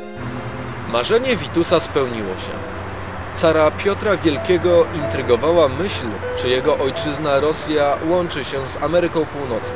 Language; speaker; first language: Polish; native; Polish